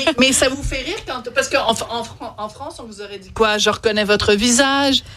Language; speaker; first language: French; native; French